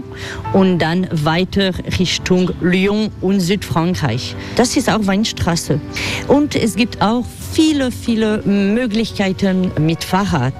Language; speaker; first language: German; non-native, fluent; French